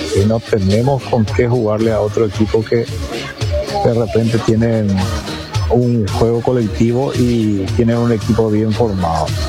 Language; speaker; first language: Spanish; native; Spanish